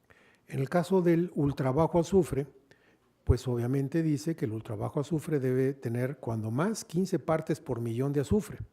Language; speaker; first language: Spanish; native; Spanish